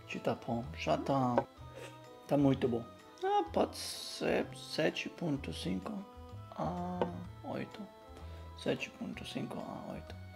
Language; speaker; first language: Portuguese; non-native, learner; German